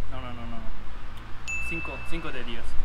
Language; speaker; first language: Spanish; non-native, learner; German